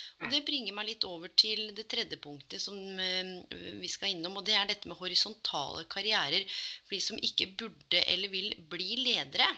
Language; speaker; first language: Norwegian; native; Norwegian